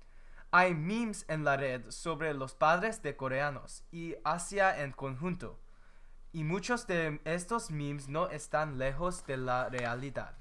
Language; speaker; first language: Spanish; non-native, learner; English